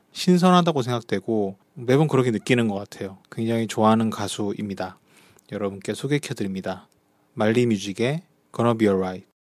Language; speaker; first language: Korean; native; Korean